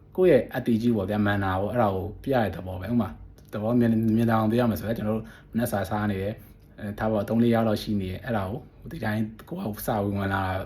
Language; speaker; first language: Burmese; native; Burmese